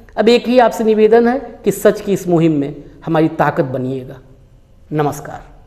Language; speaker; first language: Hindi; native; Hindi